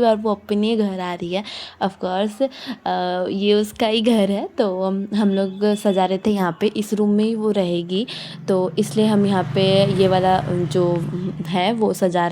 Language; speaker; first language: Hindi; native; Hindi